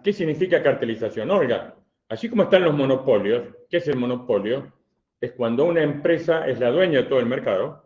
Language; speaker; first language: Spanish; native; Spanish